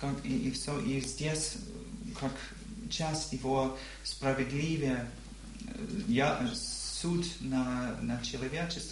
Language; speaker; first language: Russian; non-native, learner; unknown